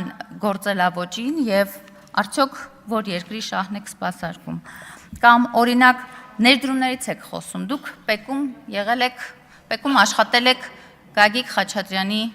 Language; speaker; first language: Armenian; native; Armenian